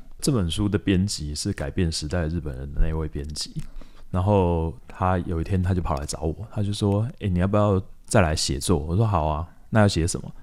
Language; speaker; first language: Chinese; native; Chinese